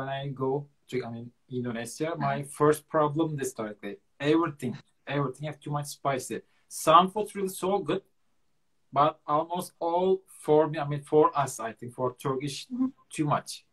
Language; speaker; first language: English; non-native, learner; Turkish